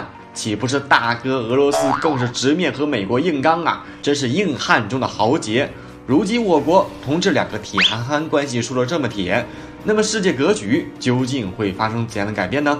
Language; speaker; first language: Chinese; native; Chinese